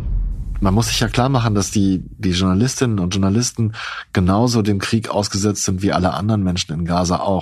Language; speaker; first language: German; native; German